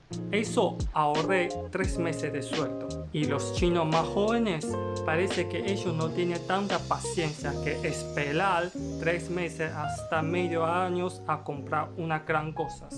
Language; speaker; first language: Spanish; non-native, learner; Chinese